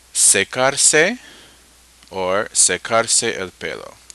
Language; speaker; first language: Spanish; non-native, fluent; English